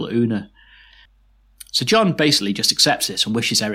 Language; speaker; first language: English; native; English